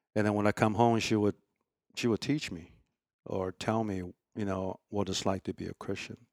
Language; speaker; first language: English; early bilingual, other home language; Chinese